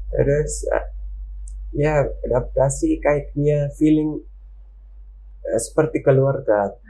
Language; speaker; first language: Indonesian; non-native, learner; Urdu